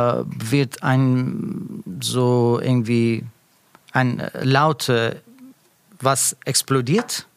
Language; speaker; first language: German; non-native, learner; Persian